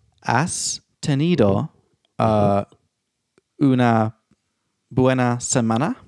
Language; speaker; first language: Spanish; non-native, learner; English